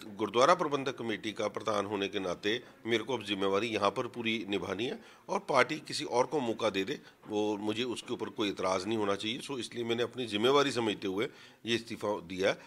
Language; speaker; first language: Hindi; non-native, local second language; Punjabi